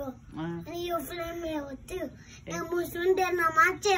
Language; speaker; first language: Nepali; early bilingual, heritage; Nepali